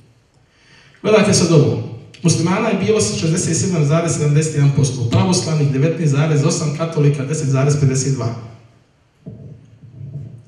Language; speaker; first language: Bosnian; native; Bosnian